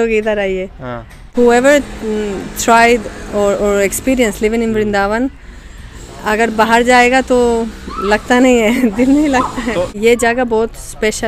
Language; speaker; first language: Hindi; non-native, fluent; Spanish